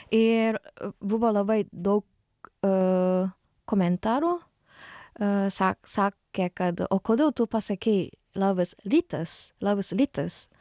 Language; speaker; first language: Lithuanian; non-native, learner; Japanese